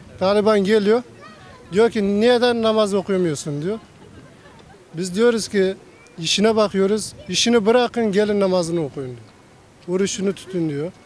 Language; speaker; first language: Turkish; non-native, learner; Persian